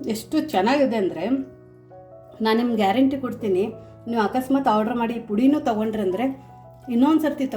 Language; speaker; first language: Kannada; non-native, local second language; Marathi